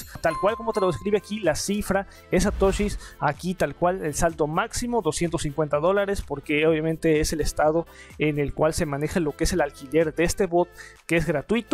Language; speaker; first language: Spanish; native; Spanish